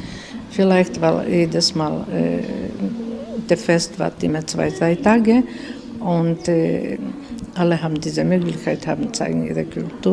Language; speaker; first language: German; early bilingual, heritage; German